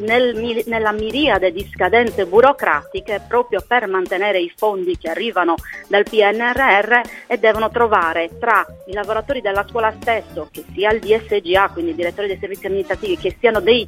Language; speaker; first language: Italian; native; Italian